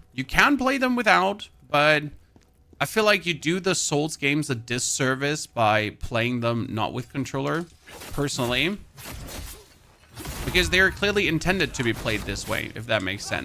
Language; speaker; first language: English; non-native, fluent; German